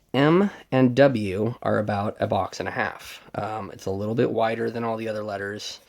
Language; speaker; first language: English; native; English